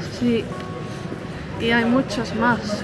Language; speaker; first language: Spanish; non-native, fluent; Dutch